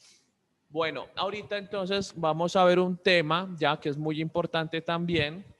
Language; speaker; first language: Spanish; native; Spanish